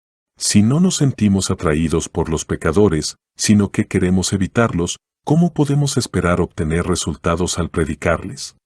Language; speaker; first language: Spanish; native; Spanish